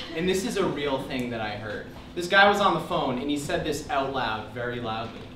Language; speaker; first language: English; native; English